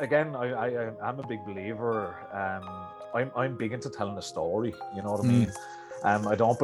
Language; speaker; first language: English; native; English